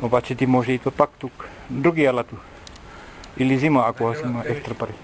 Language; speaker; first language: Bulgarian; non-native, learner; Finnish